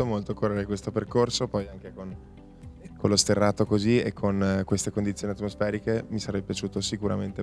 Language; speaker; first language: Italian; native; Italian